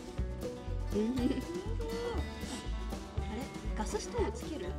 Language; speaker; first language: Japanese; native; Japanese